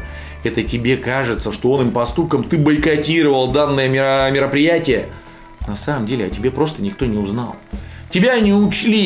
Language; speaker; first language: Russian; native; Russian